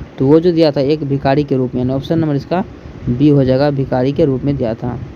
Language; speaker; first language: Hindi; native; Hindi